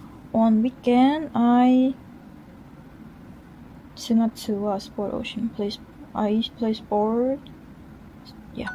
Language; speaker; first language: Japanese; non-native, learner; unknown